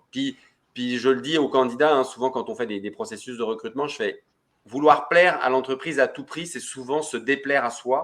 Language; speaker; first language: French; native; French